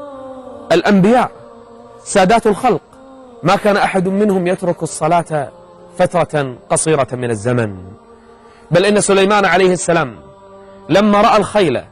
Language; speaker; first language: Arabic; native; Arabic